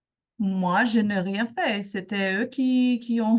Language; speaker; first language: French; non-native, fluent; Portuguese